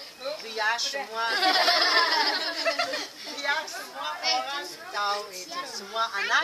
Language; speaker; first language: Indonesian; non-native, fluent; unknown